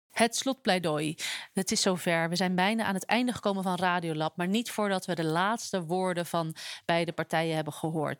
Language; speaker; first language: Dutch; native; Dutch